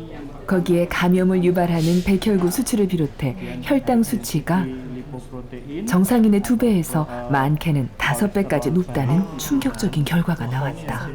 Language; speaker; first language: Korean; native; Korean